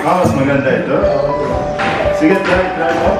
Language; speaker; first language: Filipino; non-native, learner; Arabic